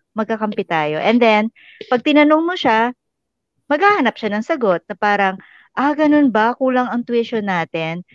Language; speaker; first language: Filipino; native; Filipino